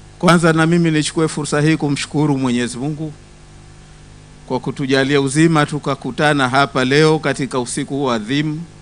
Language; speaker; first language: Swahili; native; Swahili